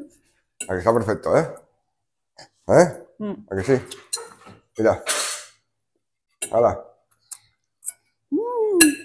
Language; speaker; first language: Spanish; native; Spanish